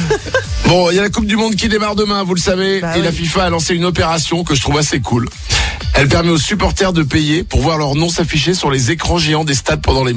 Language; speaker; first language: French; native; French